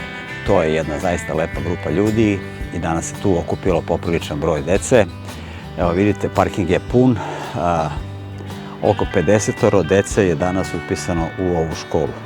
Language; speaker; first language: Serbian; native; Serbian